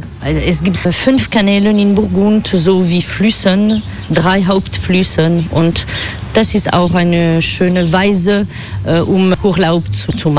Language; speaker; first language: German; non-native, fluent; French